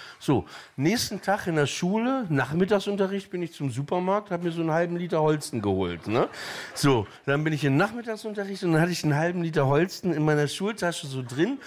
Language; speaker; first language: German; native; German